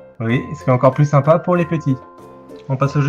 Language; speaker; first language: French; native; French